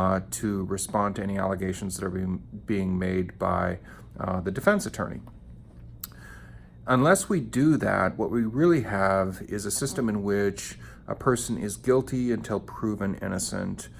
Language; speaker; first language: English; native; English